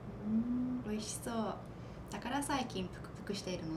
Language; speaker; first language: Japanese; non-native, fluent; English